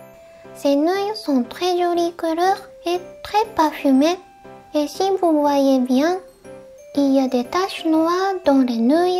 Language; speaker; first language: French; non-native, fluent; Japanese